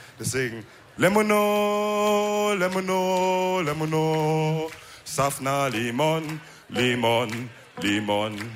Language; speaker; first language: German; early bilingual, other home language; Wolof